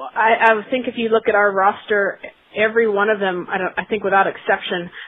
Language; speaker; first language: English; native; English